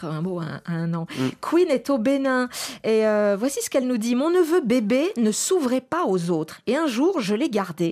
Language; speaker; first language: French; native; French